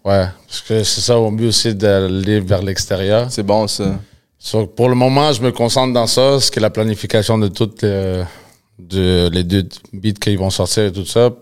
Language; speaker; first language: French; early bilingual, other home language; Spanish